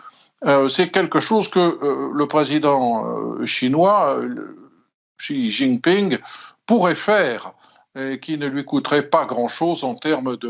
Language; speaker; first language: French; native; French